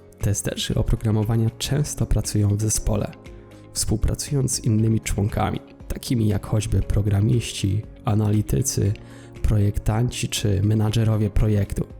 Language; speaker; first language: Polish; native; Polish